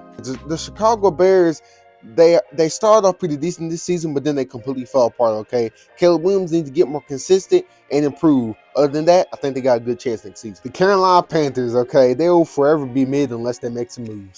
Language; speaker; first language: English; native; English